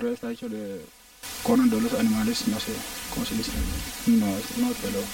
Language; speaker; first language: Spanish; non-native, learner; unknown